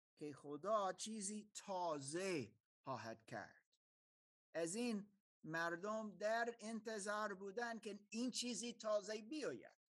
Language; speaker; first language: Persian; non-native, fluent; German